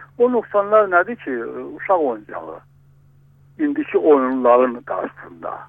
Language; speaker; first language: Azerbaijani; non-native, local second language; Russian